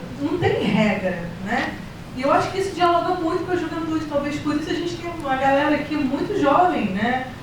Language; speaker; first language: Portuguese; native; Portuguese